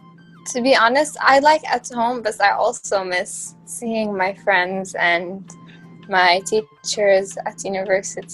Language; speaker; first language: English; non-native, fluent; Arabic